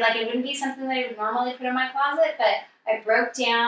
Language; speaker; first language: English; native; English